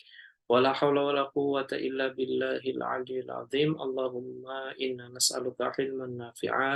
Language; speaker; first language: Arabic; non-native, fluent; Indonesian